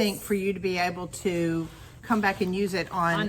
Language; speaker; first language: English; native; English